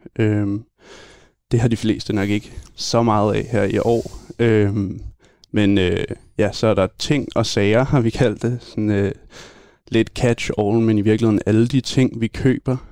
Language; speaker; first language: Danish; native; Danish